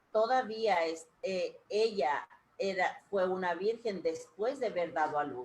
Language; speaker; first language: Spanish; native; Spanish